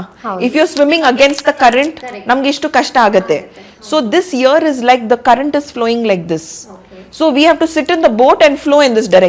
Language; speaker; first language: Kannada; non-native, local second language; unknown